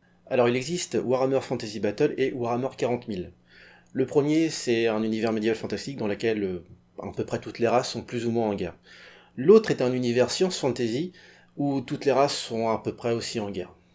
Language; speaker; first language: French; native; French